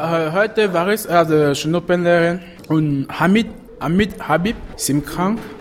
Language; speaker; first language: German; non-native, learner; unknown